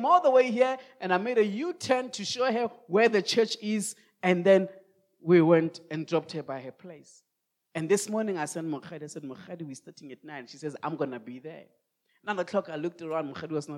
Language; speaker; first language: English; non-native, local second language; Tswana